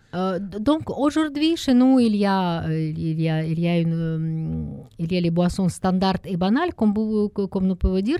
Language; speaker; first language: French; non-native, learner; Russian